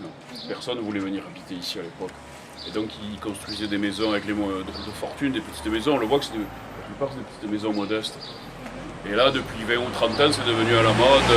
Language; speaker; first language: French; native; French